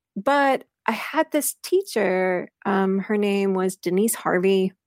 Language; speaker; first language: English; native; English